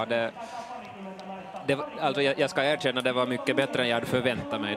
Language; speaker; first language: Swedish; native; Swedish